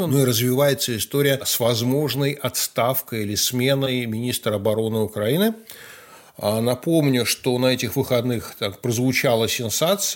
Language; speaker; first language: Russian; native; Russian